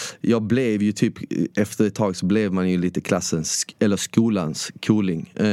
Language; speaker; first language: Swedish; early bilingual, other home language; Bosnian